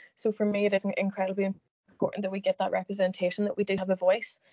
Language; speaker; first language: English; native; English